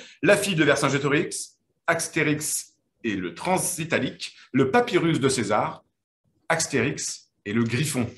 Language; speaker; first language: French; native; French